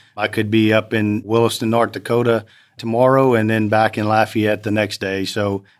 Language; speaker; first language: English; native; English